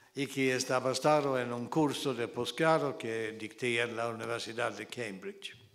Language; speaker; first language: Spanish; non-native, fluent; Swedish